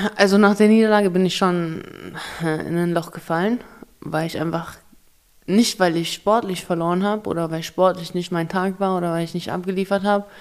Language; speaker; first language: German; early bilingual, other home language; Russian